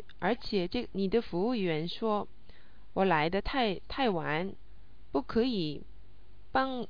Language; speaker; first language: Chinese; non-native, learner; English